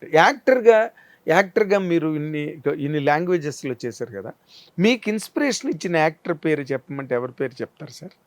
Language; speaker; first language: Telugu; native; Telugu